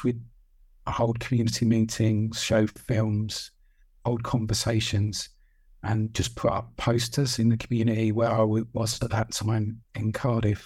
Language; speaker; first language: English; native; English